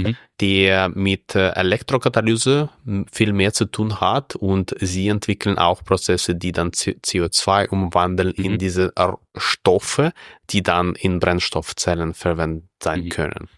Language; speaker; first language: German; non-native, fluent; Russian